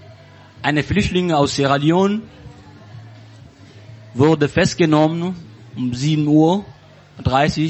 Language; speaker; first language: German; non-native, learner; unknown